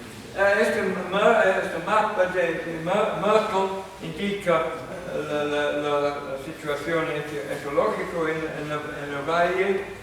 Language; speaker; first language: Spanish; non-native, fluent; English